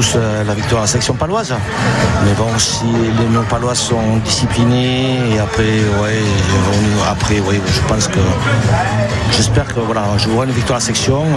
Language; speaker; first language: French; native; French